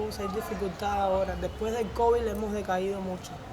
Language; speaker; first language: Spanish; native; Spanish